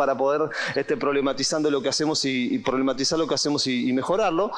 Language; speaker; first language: Spanish; native; Spanish